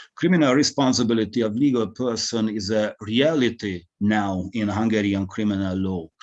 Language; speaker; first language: English; non-native, fluent; Hungarian